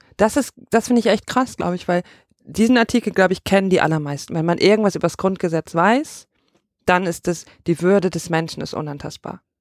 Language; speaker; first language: German; native; German